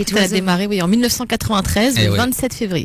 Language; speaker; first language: French; native; French